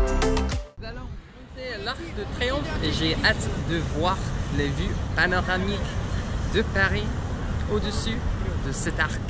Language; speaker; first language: French; non-native, fluent; English